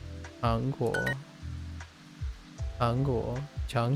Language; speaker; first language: Chinese; non-native, learner; English